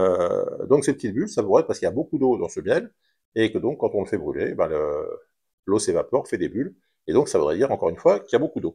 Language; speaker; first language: French; native; French